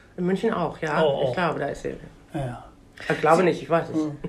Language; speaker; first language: German; native; German